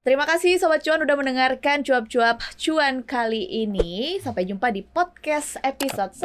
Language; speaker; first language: Indonesian; native; Indonesian